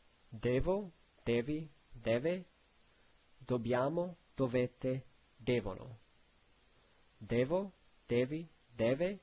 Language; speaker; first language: Italian; non-native, learner; English